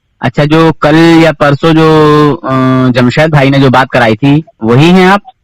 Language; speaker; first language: Urdu; native; Urdu